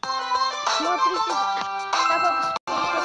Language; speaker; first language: Russian; non-native, local second language; Kazakh